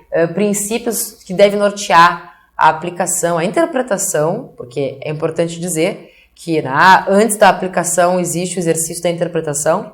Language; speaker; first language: Portuguese; native; Portuguese